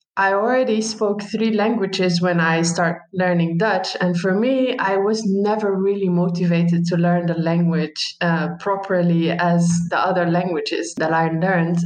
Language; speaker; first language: English; non-native, fluent; Arabic